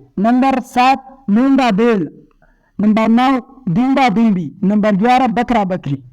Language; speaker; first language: Urdu; non-native, local second language; Pashto